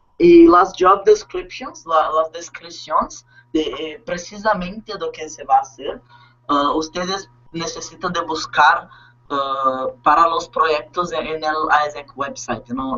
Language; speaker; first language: Spanish; non-native, learner; Portuguese